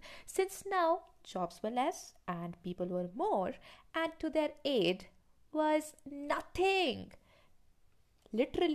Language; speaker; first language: English; non-native, local second language; Hindi